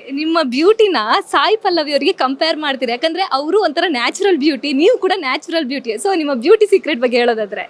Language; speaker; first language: Kannada; native; Kannada